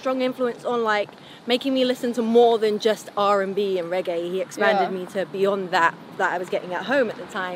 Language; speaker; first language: English; native; English